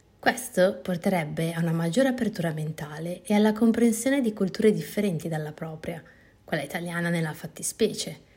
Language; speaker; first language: Italian; native; Italian